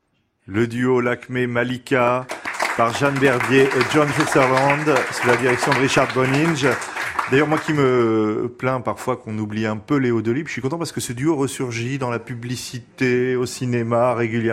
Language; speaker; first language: French; native; French